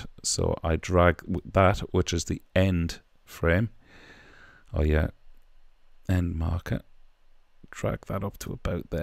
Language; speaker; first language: English; native; English